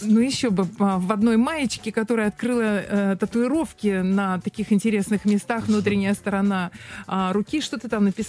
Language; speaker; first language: Russian; native; Russian